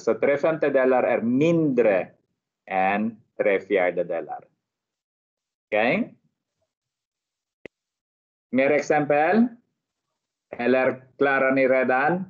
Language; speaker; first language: Swedish; non-native, learner; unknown